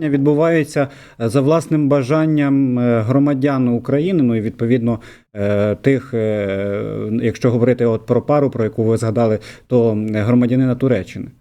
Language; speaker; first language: Ukrainian; native; Ukrainian